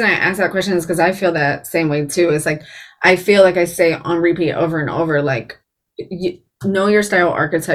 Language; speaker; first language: English; native; English